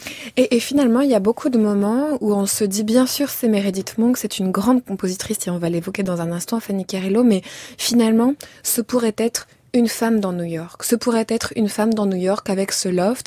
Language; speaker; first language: French; native; French